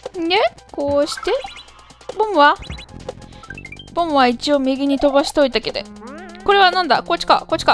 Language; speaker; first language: Japanese; native; Japanese